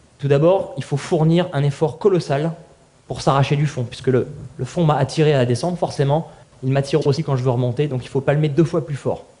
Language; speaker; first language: French; native; French